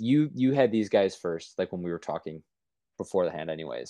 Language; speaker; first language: English; native; English